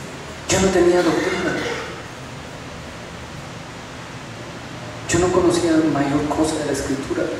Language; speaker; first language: Spanish; native; Spanish